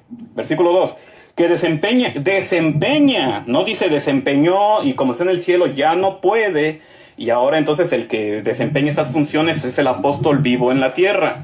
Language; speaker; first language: Spanish; native; Spanish